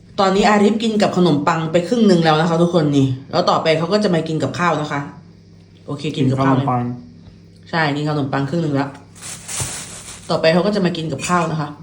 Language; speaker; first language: Thai; native; Thai